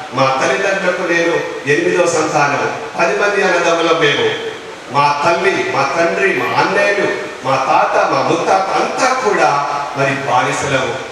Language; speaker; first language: Telugu; non-native, local second language; Lambadi